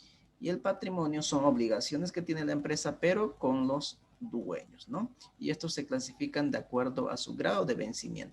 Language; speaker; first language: Spanish; native; Spanish